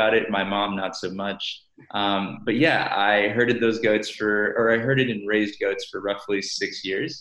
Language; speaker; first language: English; native; English